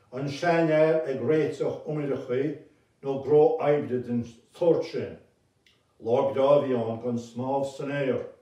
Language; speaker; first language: Irish; native; Irish